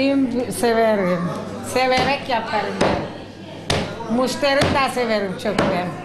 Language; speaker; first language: Turkish; non-native, local second language; Arabic